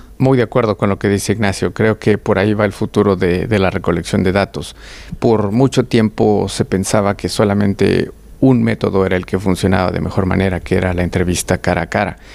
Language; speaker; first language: Spanish; native; Spanish